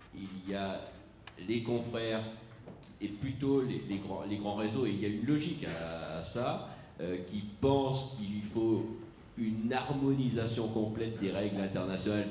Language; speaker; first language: French; native; French